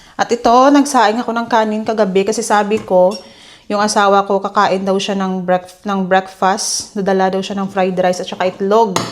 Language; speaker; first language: Filipino; native; Filipino